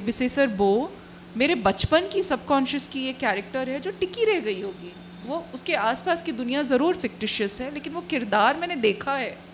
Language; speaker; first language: Hindi; native; Hindi